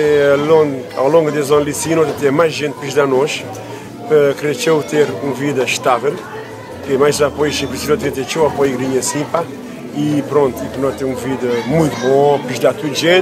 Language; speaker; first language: Portuguese; non-native, local second language; Kabuverdianu